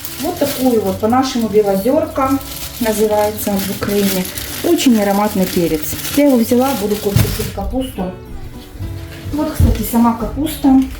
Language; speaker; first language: Russian; native; Russian